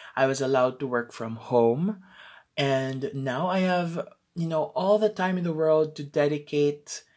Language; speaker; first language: English; non-native, local second language; Filipino